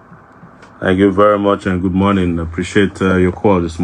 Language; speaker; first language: English; non-native, local second language; Yoruba